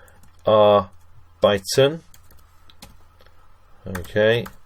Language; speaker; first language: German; non-native, fluent; English